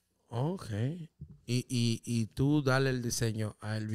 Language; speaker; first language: Spanish; native; Spanish